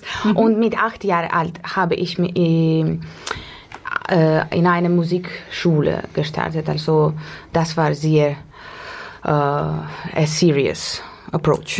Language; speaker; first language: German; non-native, learner; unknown